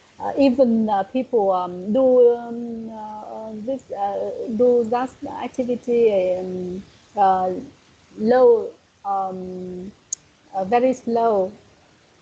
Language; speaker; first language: English; non-native, learner; Vietnamese